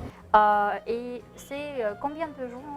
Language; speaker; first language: French; non-native, fluent; Spanish